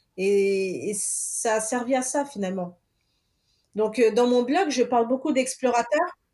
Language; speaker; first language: French; early bilingual, other home language; Portuguese